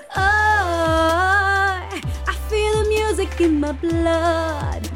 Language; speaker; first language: English; early bilingual, other home language; Romanian